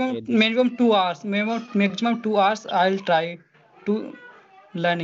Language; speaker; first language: English; non-native, learner; Hindi